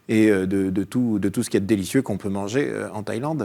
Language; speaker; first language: French; native; French